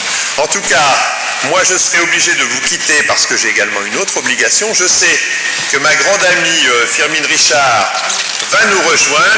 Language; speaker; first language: French; native; French